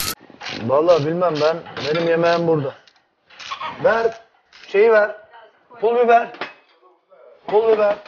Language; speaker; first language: Turkish; native; Turkish